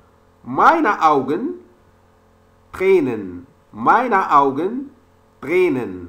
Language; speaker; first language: German; non-native, learner; French